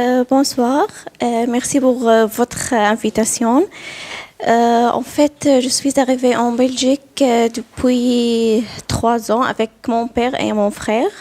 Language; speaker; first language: French; non-native, learner; Arabic